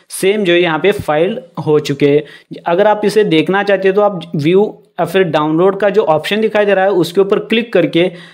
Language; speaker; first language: Hindi; non-native, local second language; Marathi